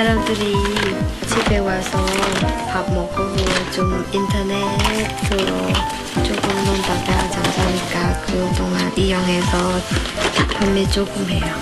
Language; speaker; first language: Korean; non-native, learner; Vietnamese